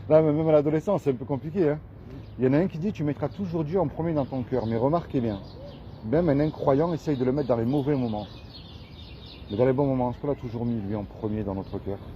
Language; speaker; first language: French; native; French